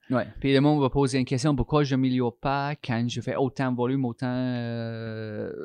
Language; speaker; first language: French; non-native, fluent; English